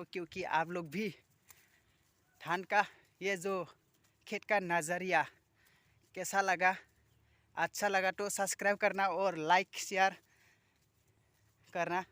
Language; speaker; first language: Hindi; non-native, local second language; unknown